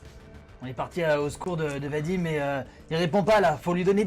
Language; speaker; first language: French; native; French